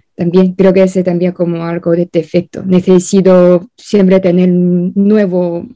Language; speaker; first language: Spanish; non-native, fluent; Chinese